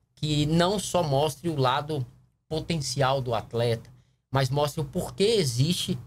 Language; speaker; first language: Portuguese; native; Portuguese